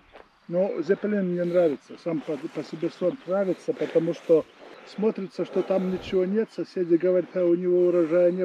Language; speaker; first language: Russian; non-native, fluent; Latvian